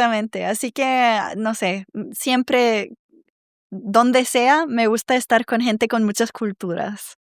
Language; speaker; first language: Spanish; non-native, fluent; Serbian